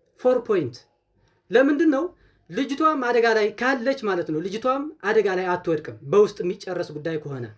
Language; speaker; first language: Amharic; non-native, local second language; Tigrinya